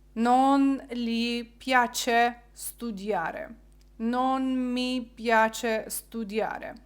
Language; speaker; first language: Italian; non-native, fluent; Ukrainian